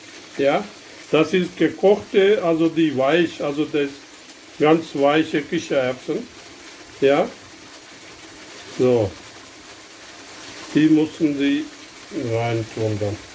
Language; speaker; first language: German; non-native, learner; Urdu